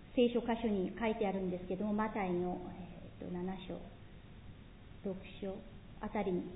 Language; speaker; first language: Japanese; non-native, fluent; Korean